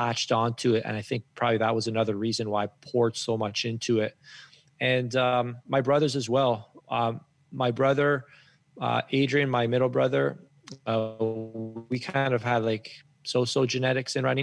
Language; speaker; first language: English; native; English